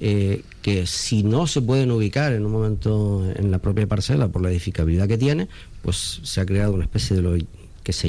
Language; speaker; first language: Spanish; native; Spanish